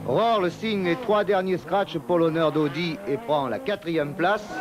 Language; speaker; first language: French; native; French